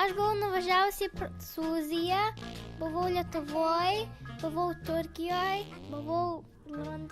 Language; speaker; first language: Lithuanian; early bilingual, heritage; Lithuanian